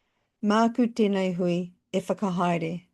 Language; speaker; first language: Māori; non-native, local second language; English